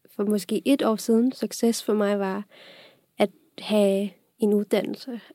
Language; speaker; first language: Danish; non-native, fluent; Urdu